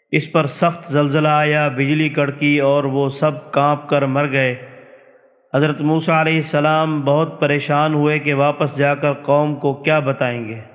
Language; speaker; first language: Urdu; native; Urdu